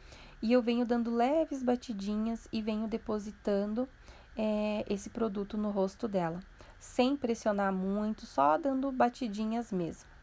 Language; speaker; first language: Portuguese; native; Portuguese